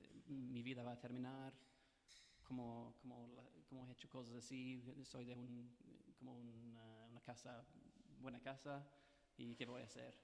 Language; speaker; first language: Spanish; non-native, fluent; English